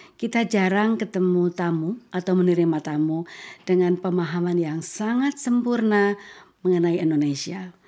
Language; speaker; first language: Indonesian; native; Indonesian